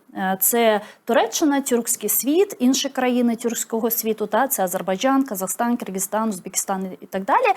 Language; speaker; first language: Ukrainian; non-native, local second language; Crimean Tatar